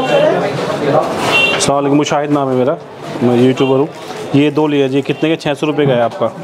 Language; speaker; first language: Hindi; native; Hindi